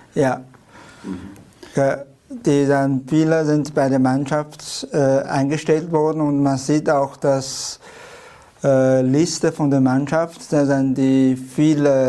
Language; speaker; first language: German; non-native, fluent; Chinese